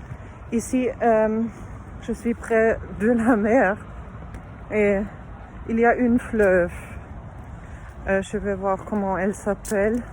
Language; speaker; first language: French; non-native, fluent; German